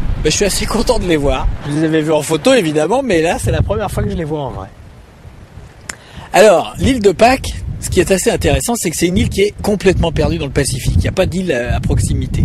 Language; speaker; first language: French; native; French